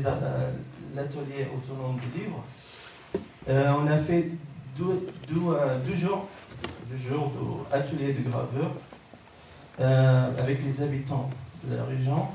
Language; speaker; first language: French; non-native, learner; Arabic